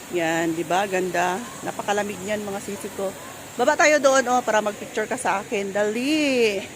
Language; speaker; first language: Filipino; non-native, local second language; Cebuano